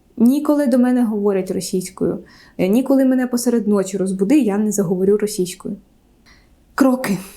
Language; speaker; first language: Ukrainian; non-native, local second language; Russian